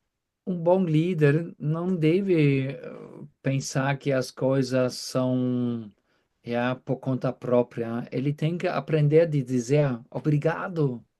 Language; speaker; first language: Portuguese; non-native, fluent; German